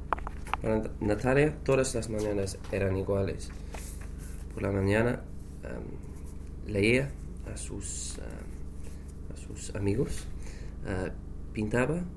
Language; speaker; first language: Spanish; non-native, learner; English